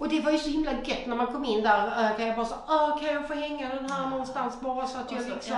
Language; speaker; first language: Swedish; native; Swedish